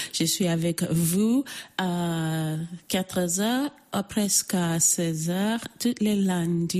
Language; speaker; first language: French; non-native, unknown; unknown